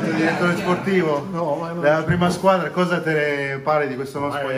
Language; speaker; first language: Italian; native; Italian